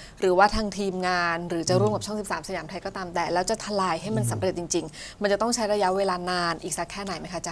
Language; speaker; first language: Thai; native; Thai